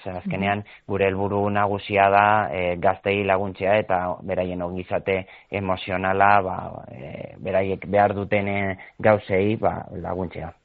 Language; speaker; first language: Basque; non-native, local second language; Spanish